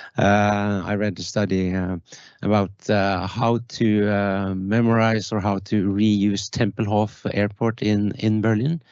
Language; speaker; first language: English; non-native, fluent; Norwegian